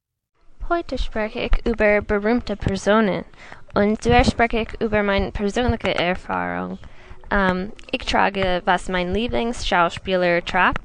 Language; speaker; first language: German; non-native, learner; English